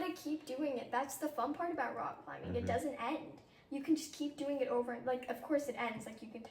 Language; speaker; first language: English; native; English